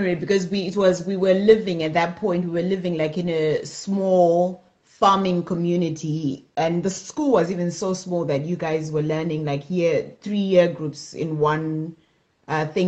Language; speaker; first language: English; non-native, local second language; Shona